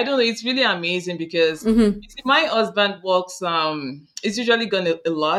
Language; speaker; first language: English; non-native, local second language; Yoruba